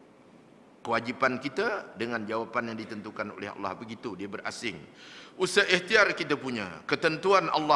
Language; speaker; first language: Malay; native; Malay